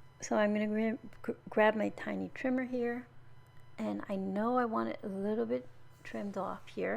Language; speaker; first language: English; native; English